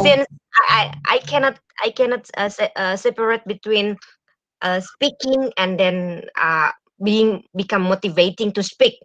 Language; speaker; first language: English; non-native, fluent; Indonesian